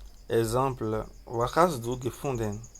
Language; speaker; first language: German; non-native, fluent; French